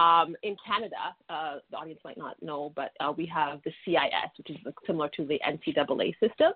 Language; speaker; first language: English; native; English